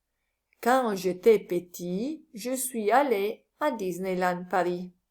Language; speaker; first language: French; non-native, learner; Italian